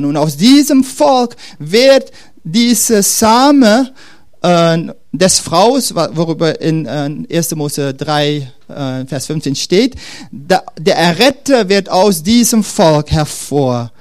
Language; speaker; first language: German; non-native, fluent; Dutch